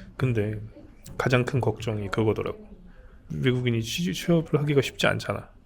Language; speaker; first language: Korean; native; Korean